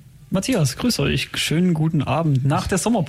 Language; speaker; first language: German; native; German